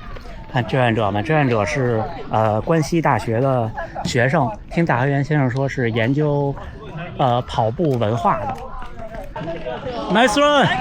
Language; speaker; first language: Chinese; native; Chinese